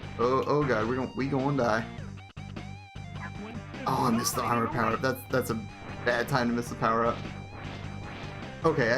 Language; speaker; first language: English; native; English